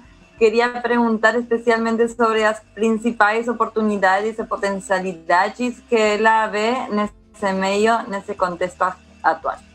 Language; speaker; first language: Portuguese; non-native, fluent; Spanish